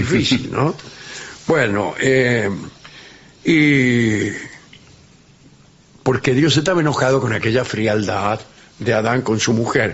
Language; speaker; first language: Spanish; native; Spanish